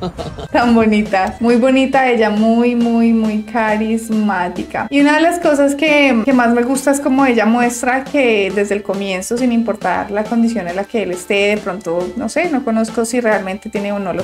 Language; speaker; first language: Spanish; native; Spanish